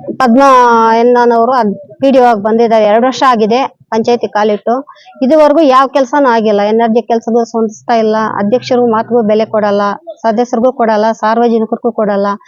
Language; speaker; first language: Kannada; native; Kannada